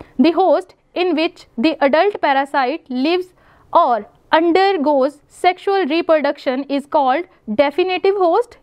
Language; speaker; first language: English; non-native, local second language; Punjabi